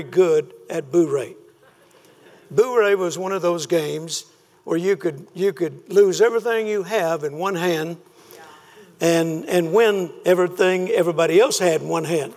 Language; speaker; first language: English; native; English